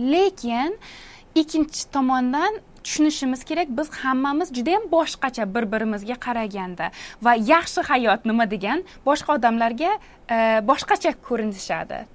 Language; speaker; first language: Uzbek; non-native, fluent; English